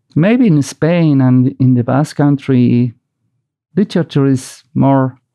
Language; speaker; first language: English; non-native, fluent; Spanish